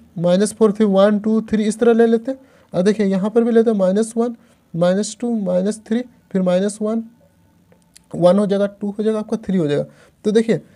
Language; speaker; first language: Hindi; native; Hindi